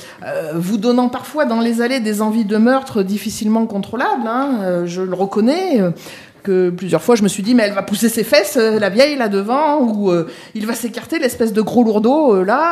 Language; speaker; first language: French; native; French